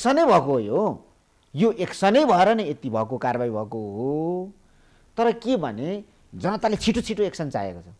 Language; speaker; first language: Nepali; native; Nepali